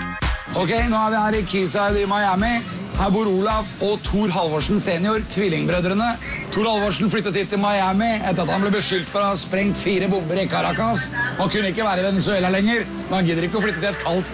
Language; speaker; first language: Norwegian; native; Norwegian